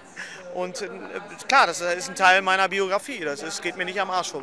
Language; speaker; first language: German; native; German